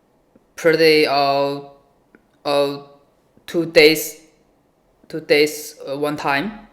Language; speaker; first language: English; non-native, learner; Chinese